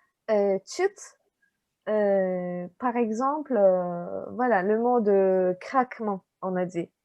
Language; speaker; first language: French; non-native, fluent; Turkish